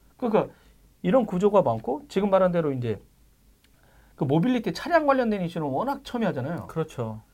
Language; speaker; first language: Korean; native; Korean